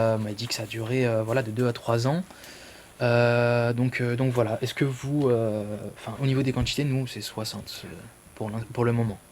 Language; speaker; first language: French; native; French